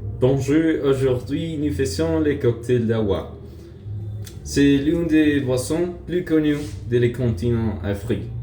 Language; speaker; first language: French; non-native, learner; Spanish